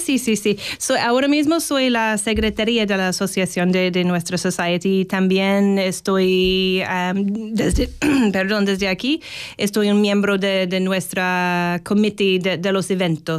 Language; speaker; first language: Spanish; non-native, learner; English